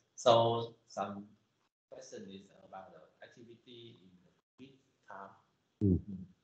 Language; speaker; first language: English; non-native, learner; Vietnamese